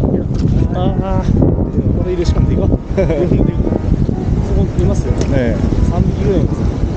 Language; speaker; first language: Japanese; native; Japanese